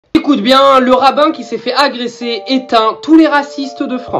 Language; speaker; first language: French; native; French